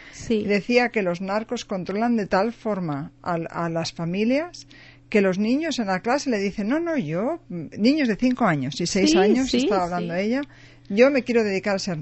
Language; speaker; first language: Spanish; native; Spanish